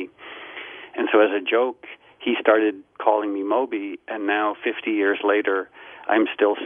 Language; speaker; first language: English; native; English